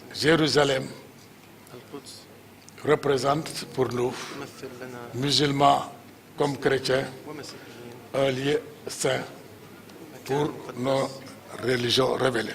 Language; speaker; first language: French; non-native, local second language; Wolof